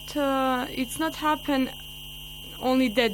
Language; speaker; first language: English; non-native, learner; Bosnian